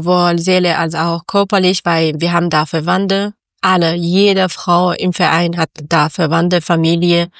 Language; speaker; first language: German; non-native, learner; Persian